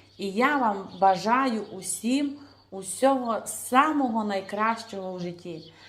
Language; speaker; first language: Ukrainian; native; Ukrainian